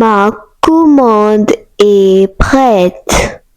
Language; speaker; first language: French; non-native, learner; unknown